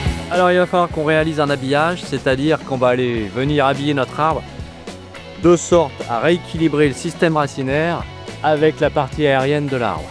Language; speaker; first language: French; native; French